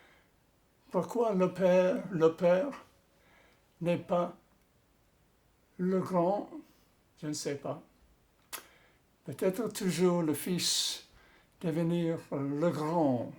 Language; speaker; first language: French; non-native, learner; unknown